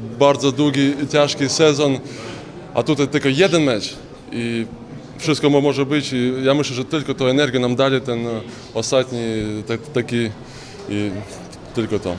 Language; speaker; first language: Polish; non-native, learner; Ukrainian